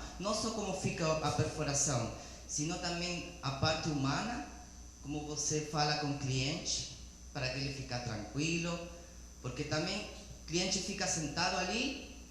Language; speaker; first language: Portuguese; non-native, learner; Spanish